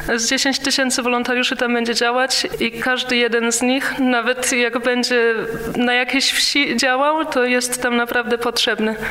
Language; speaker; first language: Polish; early bilingual, heritage; Polish